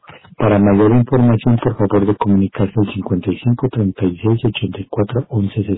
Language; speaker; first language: Spanish; native; Spanish